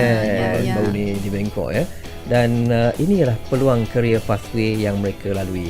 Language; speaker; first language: Malay; native; Malay